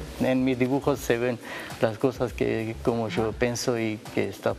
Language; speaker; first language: Spanish; non-native, learner; Armenian